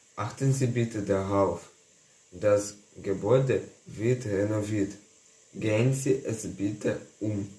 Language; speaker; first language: German; non-native, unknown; Ukrainian